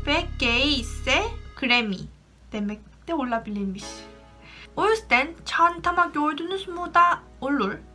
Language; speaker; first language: Turkish; non-native, fluent; Korean